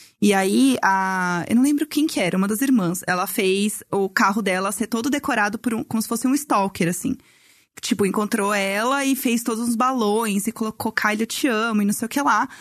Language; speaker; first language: Portuguese; native; Portuguese